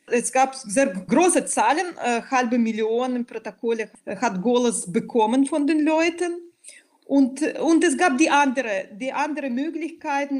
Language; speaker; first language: German; non-native, fluent; Belarusian